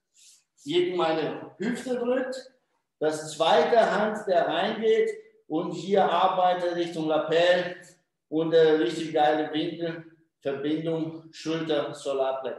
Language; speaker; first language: German; non-native, fluent; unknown